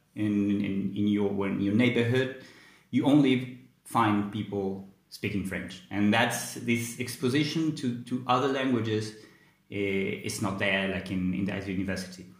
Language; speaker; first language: English; non-native, fluent; Spanish